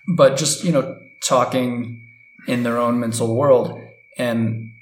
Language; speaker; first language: English; native; English